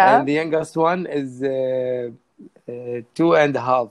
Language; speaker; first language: English; non-native, learner; Arabic